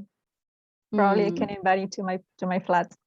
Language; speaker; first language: English; non-native, learner; Spanish